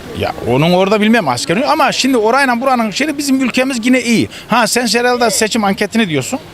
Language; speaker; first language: Turkish; native; Turkish